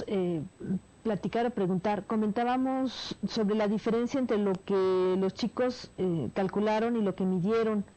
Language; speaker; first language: Spanish; native; Spanish